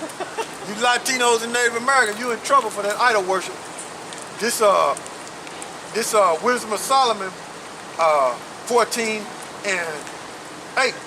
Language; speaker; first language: English; native; English